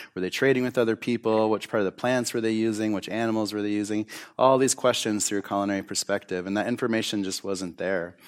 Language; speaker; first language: English; native; English